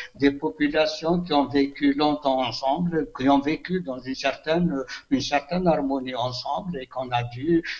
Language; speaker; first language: French; non-native, local second language; Kabyle